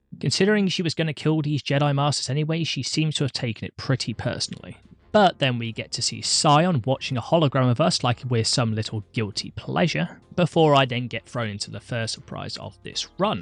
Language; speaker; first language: English; native; English